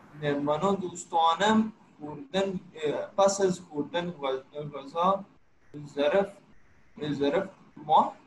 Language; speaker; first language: Persian; non-native, learner; Urdu